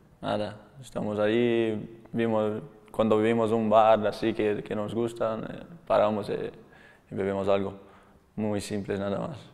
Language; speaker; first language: Spanish; non-native, learner; Portuguese